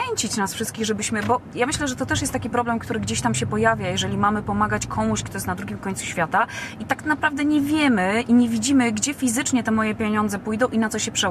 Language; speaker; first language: Polish; native; Polish